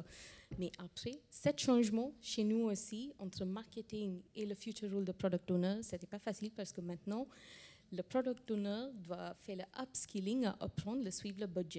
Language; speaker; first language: French; non-native, fluent; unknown